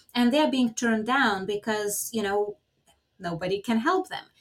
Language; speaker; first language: English; non-native, fluent; Lithuanian